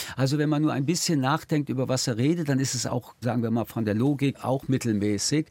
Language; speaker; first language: German; early bilingual, other home language; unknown